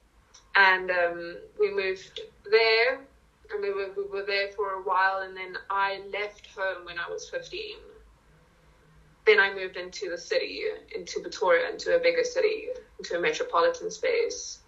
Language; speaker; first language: English; non-native, local second language; Afrikaans